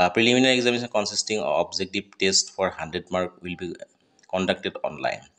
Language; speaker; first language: English; non-native, local second language; Assamese